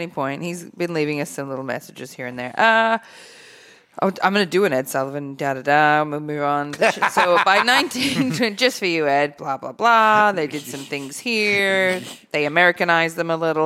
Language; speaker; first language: English; native; English